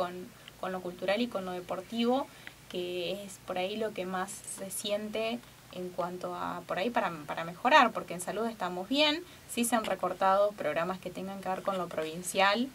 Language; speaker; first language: Spanish; native; Spanish